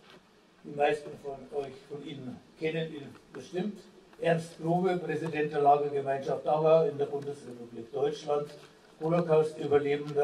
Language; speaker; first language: German; native; German